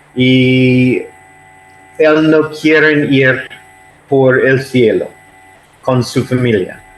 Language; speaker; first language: Spanish; non-native, learner; English